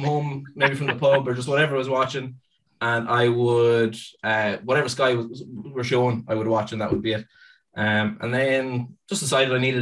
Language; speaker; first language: English; native; English